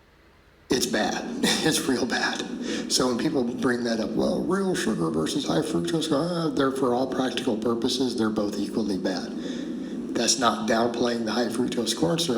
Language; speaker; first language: English; native; English